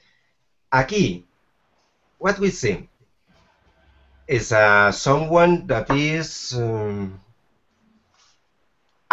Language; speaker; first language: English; non-native, fluent; Spanish